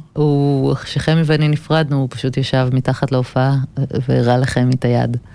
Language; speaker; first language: Hebrew; early bilingual, other home language; English